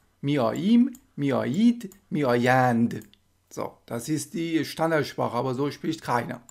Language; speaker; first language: German; non-native, fluent; Persian